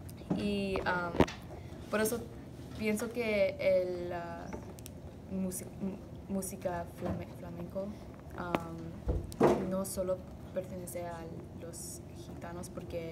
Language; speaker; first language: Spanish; non-native, learner; English